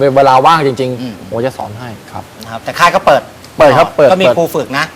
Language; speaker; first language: Thai; non-native, fluent; Spanish